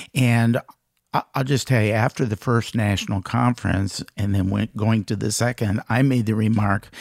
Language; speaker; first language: English; native; English